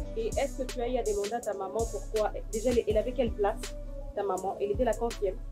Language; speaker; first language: French; non-native, local second language; Lingala